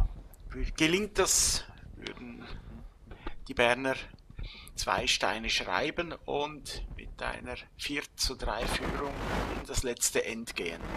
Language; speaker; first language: German; native; German